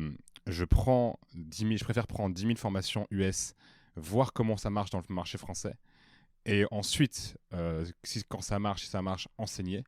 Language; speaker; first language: French; native; French